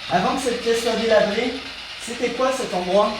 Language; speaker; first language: French; native; French